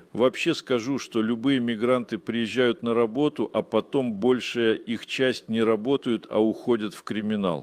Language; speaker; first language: Russian; native; Russian